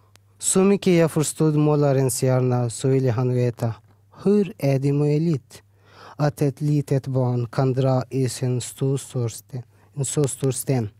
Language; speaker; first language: Swedish; early bilingual, other home language; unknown